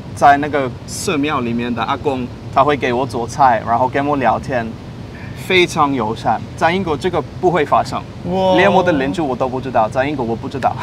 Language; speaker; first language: Chinese; non-native, fluent; English